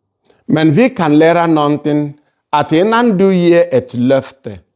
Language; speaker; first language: Swedish; non-native, fluent; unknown